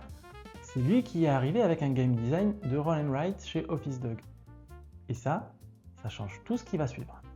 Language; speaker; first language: French; native; French